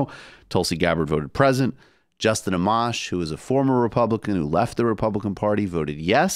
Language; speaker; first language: English; native; English